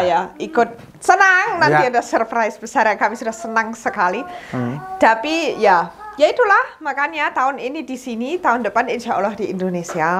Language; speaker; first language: Indonesian; non-native, fluent; German